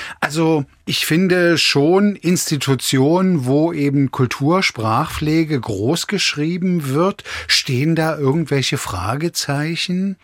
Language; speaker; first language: German; native; German